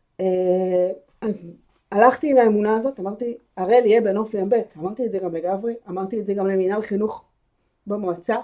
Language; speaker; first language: Hebrew; native; Hebrew